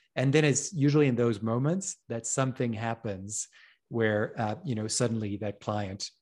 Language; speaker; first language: English; non-native, fluent; French